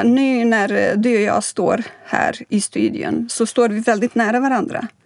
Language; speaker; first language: Swedish; non-native, fluent; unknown